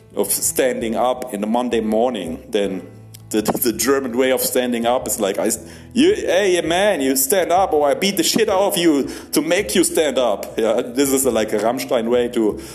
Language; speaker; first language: English; non-native, fluent; German